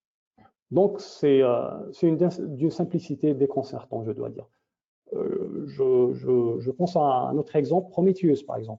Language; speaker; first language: French; native; French